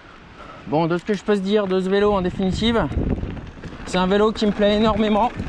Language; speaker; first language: French; native; French